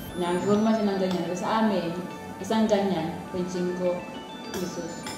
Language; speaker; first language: Filipino; non-native, local second language; Hiligaynon